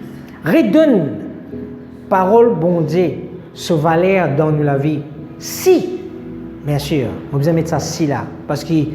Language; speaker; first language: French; non-native, learner; Morisyen